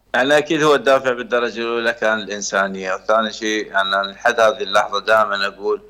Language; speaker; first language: Arabic; native; Arabic